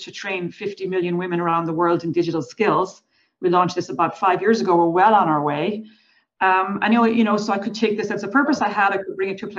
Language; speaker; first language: English; native; English